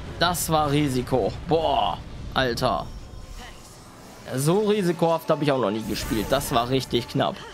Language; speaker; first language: German; native; German